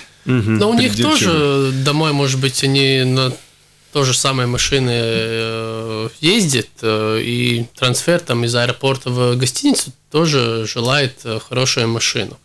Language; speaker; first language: Russian; non-native, local second language; Latvian